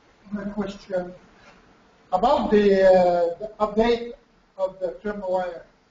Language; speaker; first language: English; non-native, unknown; French